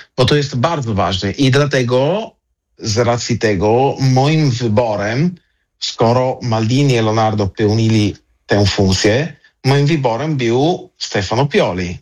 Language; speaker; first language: Polish; non-native, fluent; Italian